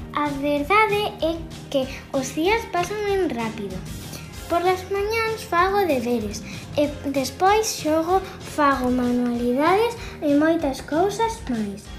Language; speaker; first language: Galician; native; Galician